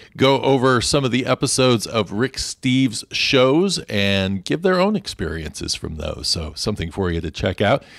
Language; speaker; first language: English; native; English